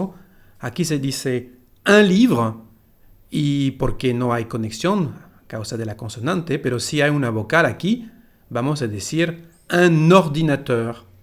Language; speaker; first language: Spanish; non-native, fluent; French